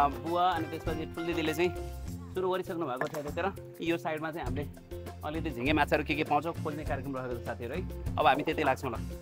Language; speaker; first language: Nepali; non-native, local second language; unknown